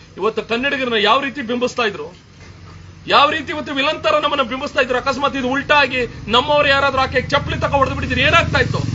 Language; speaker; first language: Kannada; native; Kannada